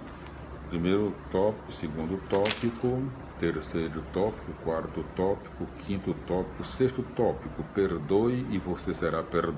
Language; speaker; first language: Portuguese; native; Portuguese